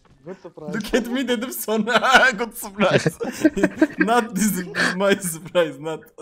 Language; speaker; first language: English; non-native, learner; Turkish